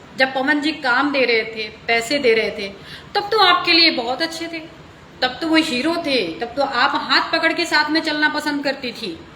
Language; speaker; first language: Hindi; native; Hindi